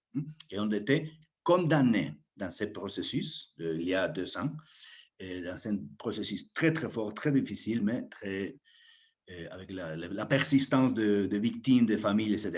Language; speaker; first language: French; non-native, fluent; Spanish